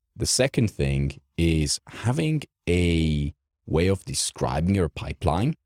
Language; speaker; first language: English; non-native, fluent; Romanian